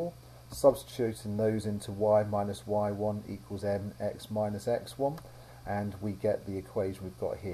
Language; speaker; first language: English; native; English